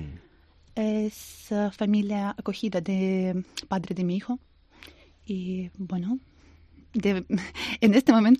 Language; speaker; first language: Spanish; non-native, learner; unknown